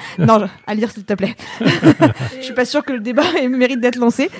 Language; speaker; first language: French; native; French